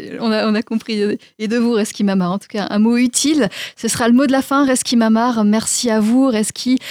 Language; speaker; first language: French; native; French